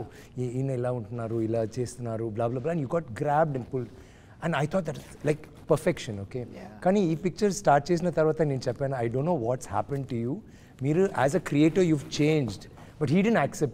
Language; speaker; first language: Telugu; non-native, learner; Tamil